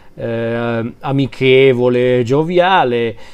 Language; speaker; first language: Italian; native; Italian